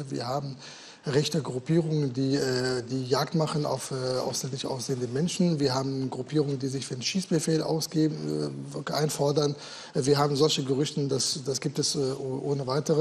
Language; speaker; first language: German; native; German